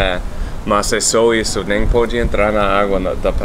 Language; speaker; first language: Portuguese; non-native, fluent; English